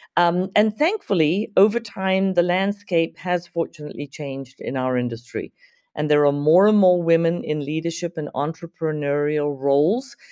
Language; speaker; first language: English; native; English